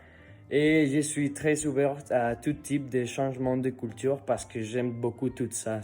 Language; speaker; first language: French; non-native, learner; Spanish